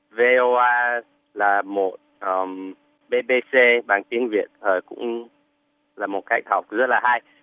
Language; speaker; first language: Vietnamese; non-native, fluent; English